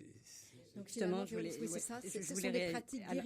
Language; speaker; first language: French; native; French